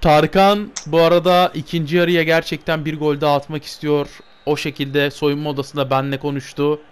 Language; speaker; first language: Turkish; native; Turkish